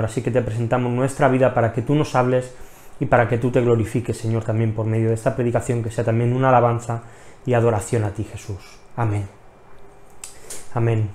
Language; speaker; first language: Spanish; native; Spanish